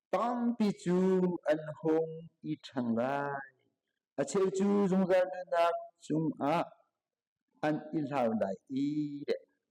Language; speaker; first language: Burmese; non-native, local second language; Hakha Chin